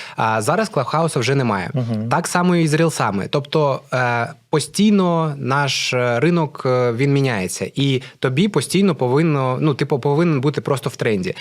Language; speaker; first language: Ukrainian; non-native, local second language; Russian